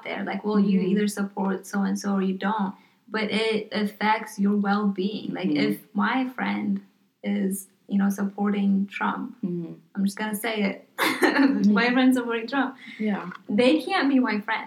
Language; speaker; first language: English; non-native, fluent; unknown